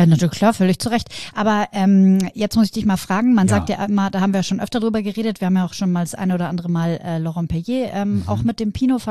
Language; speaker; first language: German; native; German